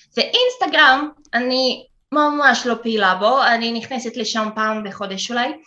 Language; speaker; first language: Hebrew; non-native, fluent; Russian